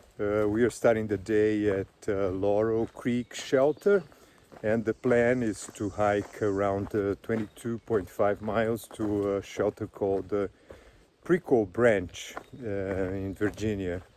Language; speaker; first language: English; non-native, fluent; Portuguese